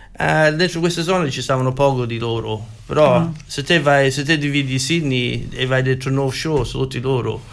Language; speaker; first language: Italian; early bilingual, heritage; Italian